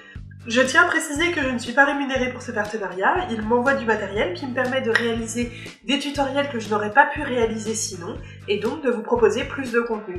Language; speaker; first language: French; native; French